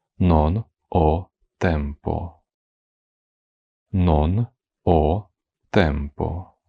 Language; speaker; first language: Italian; non-native, fluent; Ukrainian